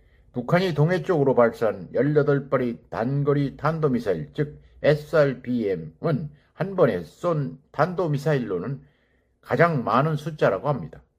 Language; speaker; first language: Korean; native; Korean